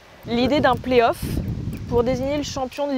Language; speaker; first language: French; native; French